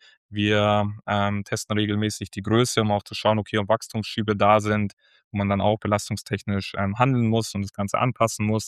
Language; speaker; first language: German; native; German